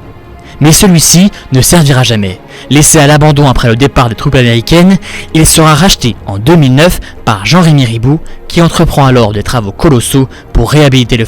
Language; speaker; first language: French; native; French